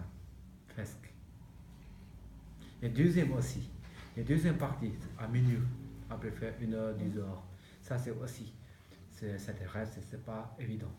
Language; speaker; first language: French; non-native, learner; Tibetan